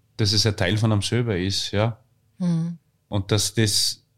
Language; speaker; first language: German; native; German